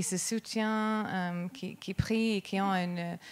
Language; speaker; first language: French; non-native, fluent; English